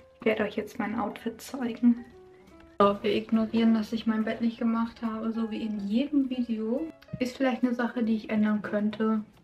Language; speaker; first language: German; native; German